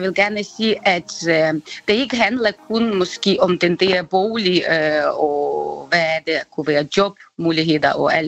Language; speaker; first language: Danish; non-native, fluent; Ukrainian